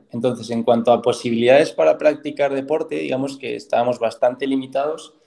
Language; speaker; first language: Spanish; native; Spanish